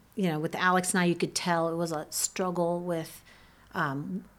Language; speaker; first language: English; early bilingual, other home language; Serbian